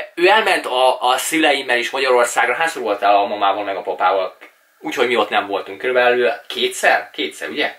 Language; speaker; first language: Hungarian; native; Hungarian